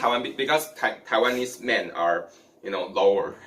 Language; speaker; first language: English; non-native, learner; Chinese